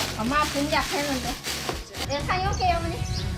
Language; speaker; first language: Korean; non-native, learner; Thai